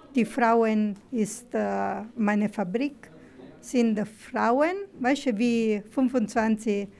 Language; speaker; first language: German; non-native, learner; Italian